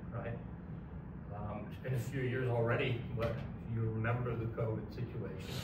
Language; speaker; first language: English; native; English